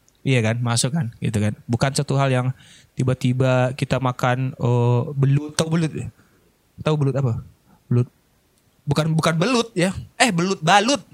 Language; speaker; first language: Indonesian; non-native, local second language; Minangkabau